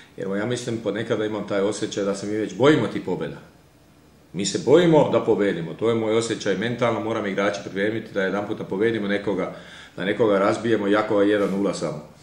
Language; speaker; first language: Croatian; early bilingual, heritage; Croatian